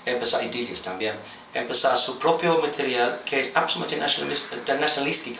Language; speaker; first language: Spanish; non-native, fluent; English